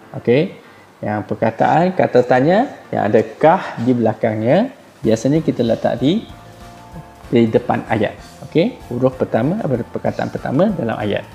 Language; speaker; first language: Malay; non-native, local second language; Chinese